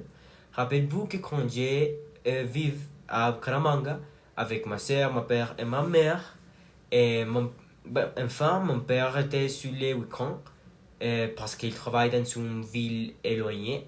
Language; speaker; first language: French; non-native, learner; Spanish